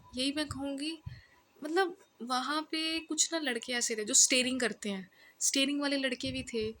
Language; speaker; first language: Hindi; non-native, local second language; Punjabi